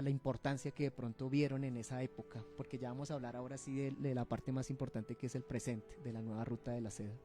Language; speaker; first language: Spanish; native; Spanish